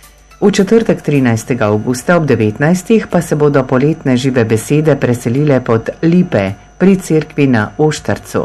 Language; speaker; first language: Slovenian; native; Slovenian